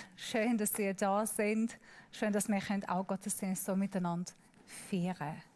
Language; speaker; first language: German; non-native, learner; Persian